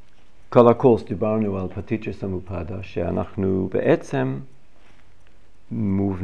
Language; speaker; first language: Hebrew; non-native, fluent; English